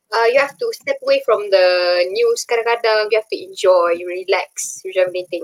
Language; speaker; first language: English; non-native, local second language; Malay